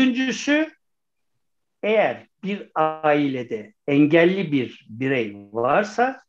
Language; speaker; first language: Turkish; native; Turkish